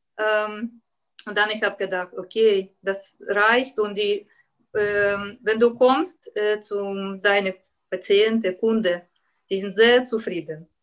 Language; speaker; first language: German; non-native, learner; Russian